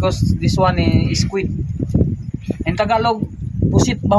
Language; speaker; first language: English; non-native, learner; Filipino